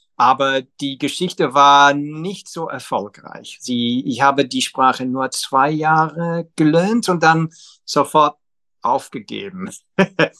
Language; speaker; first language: German; non-native, fluent; English